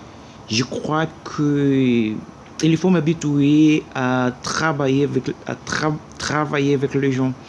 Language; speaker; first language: French; non-native, learner; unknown